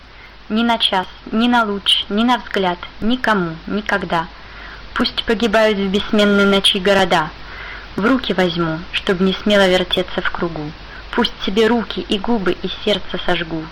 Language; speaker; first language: Russian; native; Russian